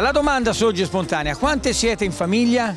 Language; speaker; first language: Italian; native; Italian